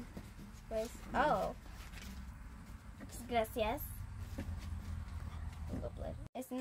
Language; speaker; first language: Spanish; early bilingual, other home language; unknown